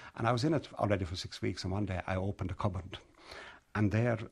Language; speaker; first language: English; native; English